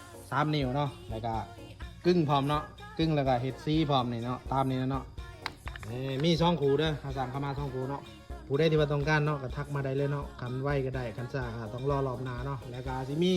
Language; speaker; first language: Thai; non-native, local second language; Lao